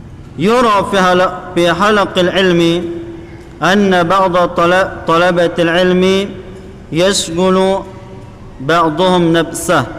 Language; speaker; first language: Arabic; non-native, fluent; Indonesian